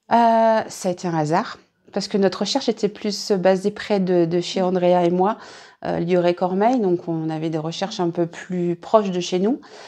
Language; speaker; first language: French; native; French